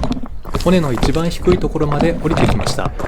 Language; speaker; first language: Japanese; native; Japanese